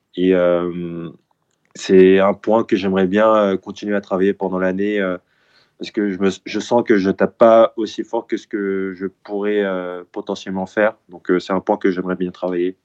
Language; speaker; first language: French; early bilingual, other home language; Korean